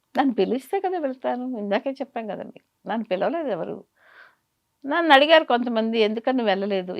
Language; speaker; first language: Telugu; native; Telugu